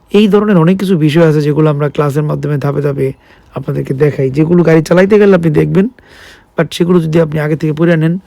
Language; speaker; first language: Bangla; native; Bangla